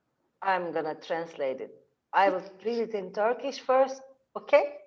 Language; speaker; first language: English; non-native, learner; Turkish